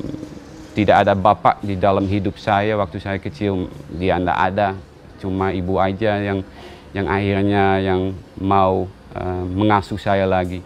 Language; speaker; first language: Indonesian; non-native, fluent; Dutch